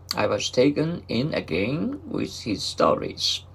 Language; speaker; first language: English; non-native, learner; Japanese